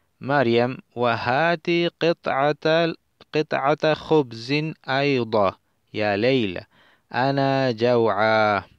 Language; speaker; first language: Arabic; non-native, fluent; Spanish